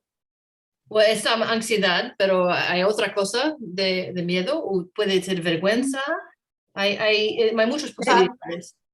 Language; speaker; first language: Spanish; non-native, learner; English